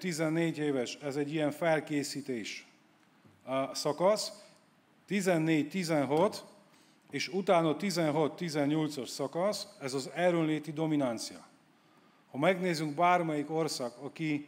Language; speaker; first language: Hungarian; non-native, fluent; Polish